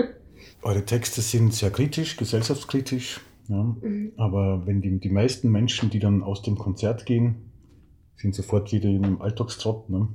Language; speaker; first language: German; native; German